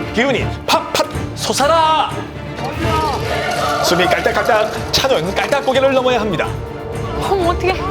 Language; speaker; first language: Korean; native; Korean